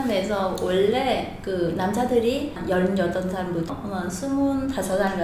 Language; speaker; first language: Korean; non-native, learner; Vietnamese